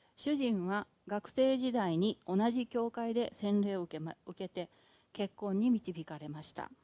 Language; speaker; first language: Japanese; native; Japanese